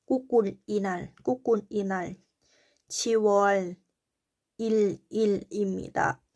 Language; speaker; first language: Korean; non-native, learner; Thai